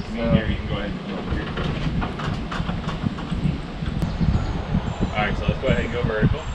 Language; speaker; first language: English; native; English